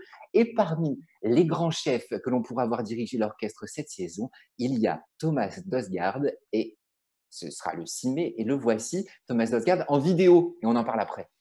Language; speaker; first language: French; native; French